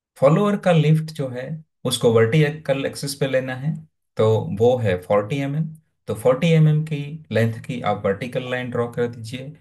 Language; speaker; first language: Hindi; non-native, local second language; Gujarati